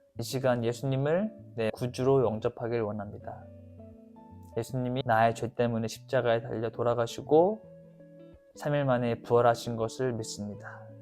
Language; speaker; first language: Korean; native; Korean